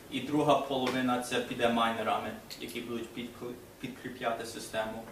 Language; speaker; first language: Ukrainian; early bilingual, other home language; English